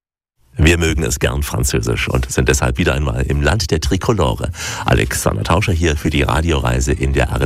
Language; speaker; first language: German; native; German